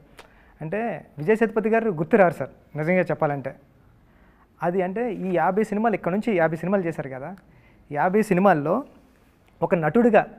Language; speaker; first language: Telugu; native; Telugu